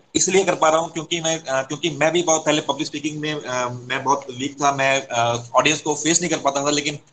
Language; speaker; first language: Hindi; native; Hindi